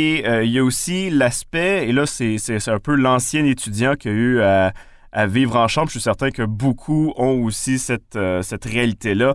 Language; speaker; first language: French; native; French